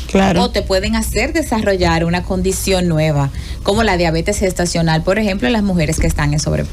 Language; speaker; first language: Spanish; native; Spanish